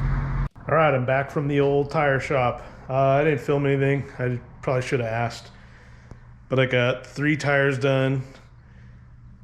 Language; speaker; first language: English; native; English